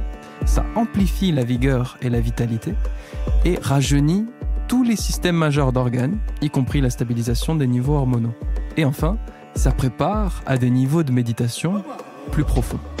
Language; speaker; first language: French; native; French